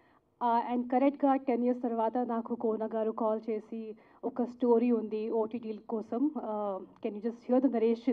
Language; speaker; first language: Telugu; non-native, local second language; Hindi